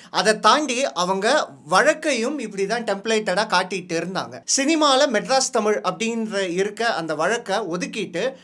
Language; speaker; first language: Tamil; native; Tamil